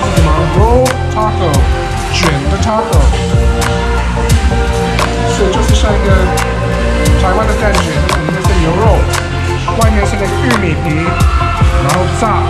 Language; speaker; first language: Chinese; non-native, fluent; English